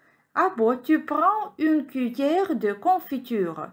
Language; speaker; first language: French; non-native, fluent; Ukrainian